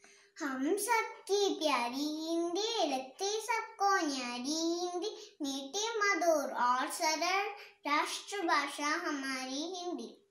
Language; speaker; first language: Hindi; non-native, local second language; Malayalam